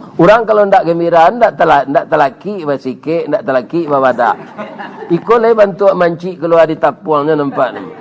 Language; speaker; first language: Malay; non-native, local second language; Minangkabau